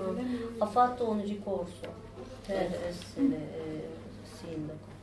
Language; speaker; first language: Italian; non-native, learner; Turkish